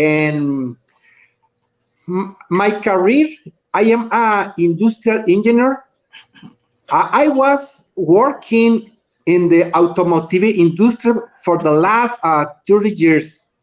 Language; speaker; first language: English; non-native, learner; Spanish